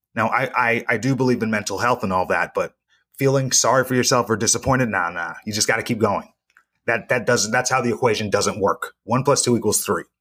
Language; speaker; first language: English; native; English